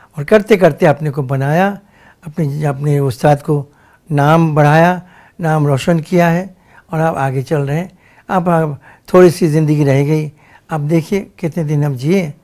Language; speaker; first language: Hindi; non-native, local second language; Bangla